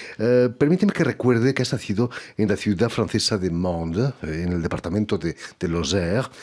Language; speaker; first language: Spanish; native; Spanish